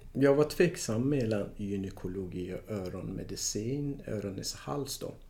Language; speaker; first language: Swedish; non-native, fluent; Persian